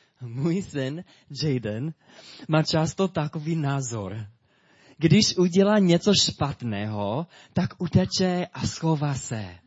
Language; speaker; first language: Czech; non-native, fluent; English